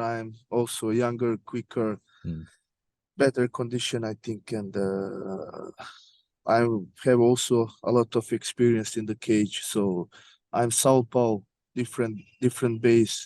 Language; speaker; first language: English; non-native, learner; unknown